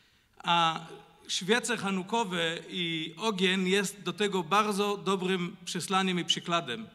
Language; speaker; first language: Polish; non-native, fluent; Hebrew